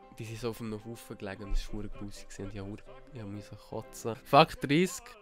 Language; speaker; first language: German; native; German